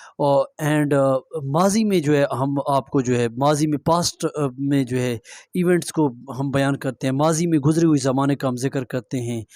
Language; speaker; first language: Urdu; non-native, local second language; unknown